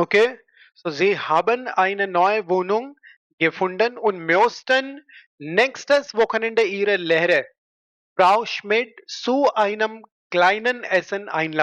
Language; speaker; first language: German; non-native, learner; Hindi